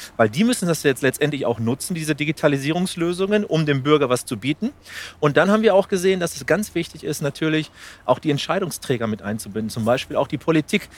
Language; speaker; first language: German; non-native, fluent; Spanish